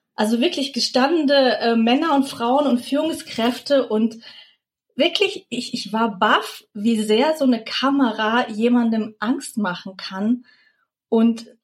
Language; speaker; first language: German; early bilingual, other home language; Russian